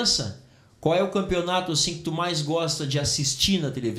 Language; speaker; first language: Portuguese; native; Portuguese